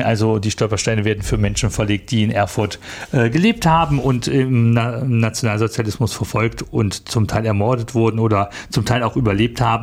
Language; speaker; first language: German; native; German